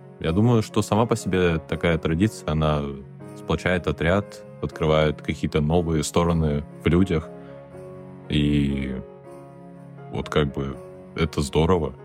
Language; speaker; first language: Russian; native; Russian